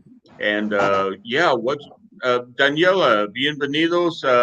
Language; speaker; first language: Spanish; non-native, learner; English